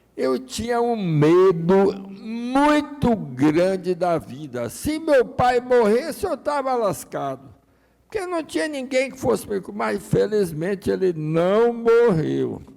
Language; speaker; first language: Portuguese; early bilingual, other home language; Russian